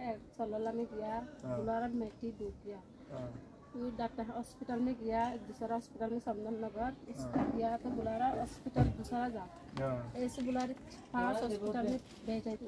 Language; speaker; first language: Hindi; non-native, local second language; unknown